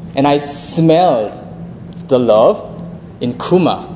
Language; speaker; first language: English; non-native, fluent; Korean